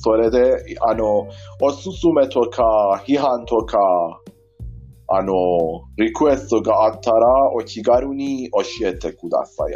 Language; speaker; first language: Japanese; non-native, learner; Persian